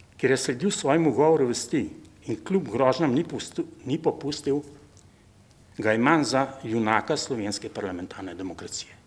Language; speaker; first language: Slovenian; native; Slovenian